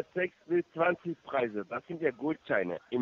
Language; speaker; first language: German; non-native, fluent; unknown